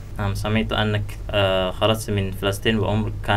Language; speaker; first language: Arabic; non-native, learner; Indonesian